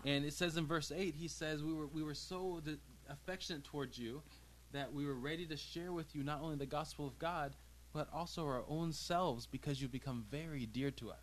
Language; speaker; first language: English; native; English